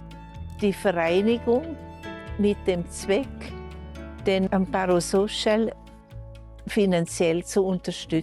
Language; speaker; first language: German; native; German